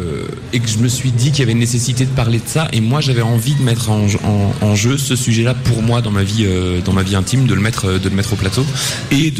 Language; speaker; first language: French; native; French